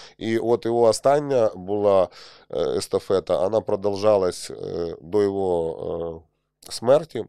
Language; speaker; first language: Ukrainian; native; Ukrainian